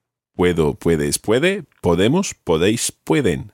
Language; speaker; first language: Spanish; non-native, fluent; English